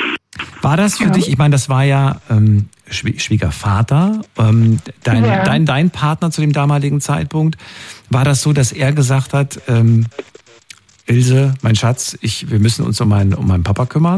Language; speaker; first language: German; native; German